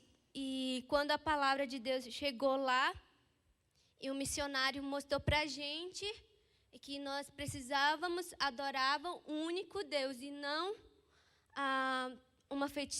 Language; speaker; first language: Portuguese; non-native, local second language; Ticuna